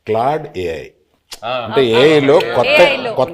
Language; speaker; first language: Telugu; native; Telugu